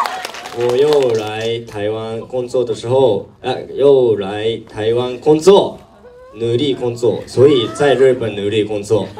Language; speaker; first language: Chinese; non-native, learner; Japanese